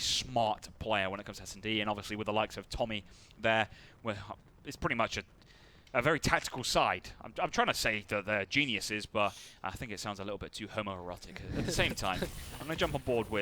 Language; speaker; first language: English; native; English